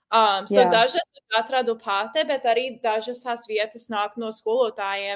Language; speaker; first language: Latvian; early bilingual, heritage; Latvian